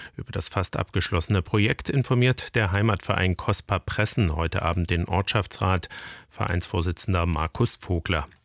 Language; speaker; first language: German; native; German